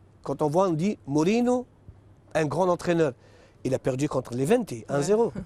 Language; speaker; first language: French; non-native, local second language; Arabic